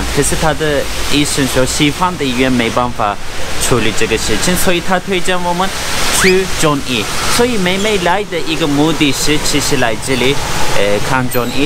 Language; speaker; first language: Chinese; non-native, learner; Turkish